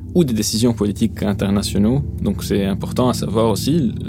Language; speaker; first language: French; non-native, local second language; Arabic